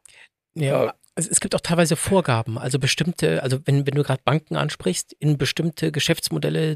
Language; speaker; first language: German; native; German